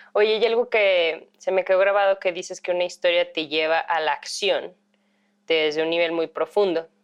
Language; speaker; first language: Spanish; native; Spanish